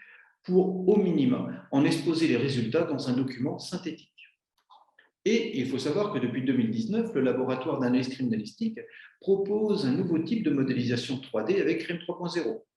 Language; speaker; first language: French; native; French